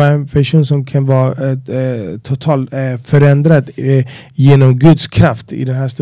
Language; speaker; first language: Swedish; non-native, fluent; Spanish